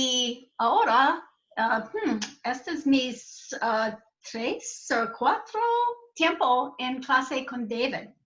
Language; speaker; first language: Spanish; non-native, learner; English